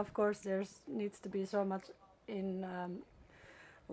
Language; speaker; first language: English; non-native, fluent; Finnish